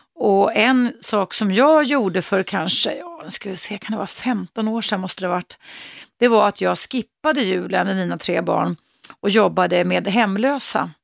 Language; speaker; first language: Swedish; native; Swedish